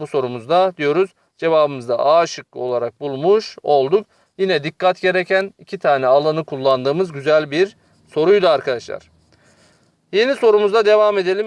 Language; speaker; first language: Turkish; native; Turkish